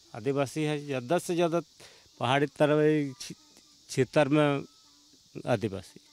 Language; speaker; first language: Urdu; non-native, local second language; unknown